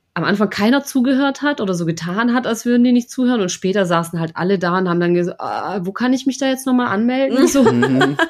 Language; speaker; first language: German; non-native, fluent; Russian